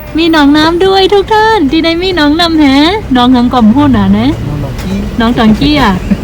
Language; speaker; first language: Thai; native; Thai